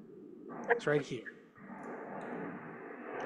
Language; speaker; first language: English; non-native, fluent; Spanish